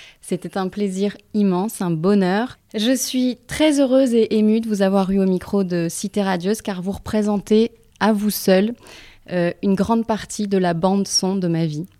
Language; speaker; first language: French; native; French